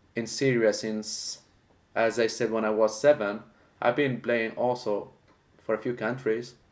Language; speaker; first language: English; non-native, fluent; Arabic